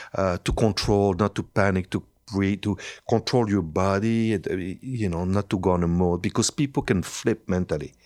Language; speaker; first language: English; non-native, fluent; French